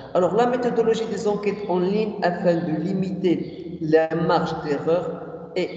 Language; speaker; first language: French; non-native, local second language; Arabic